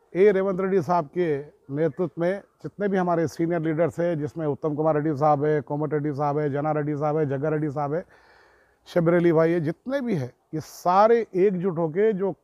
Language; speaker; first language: Hindi; non-native, local second language; Urdu